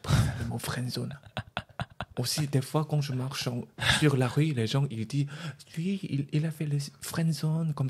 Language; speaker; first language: French; non-native, learner; Korean